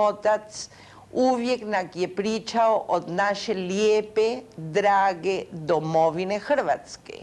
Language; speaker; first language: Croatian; early bilingual, heritage; Croatian